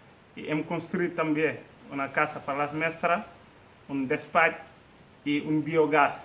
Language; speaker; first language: Catalan; non-native, fluent; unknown